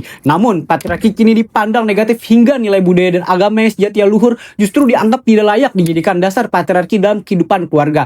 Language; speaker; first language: Indonesian; native; Indonesian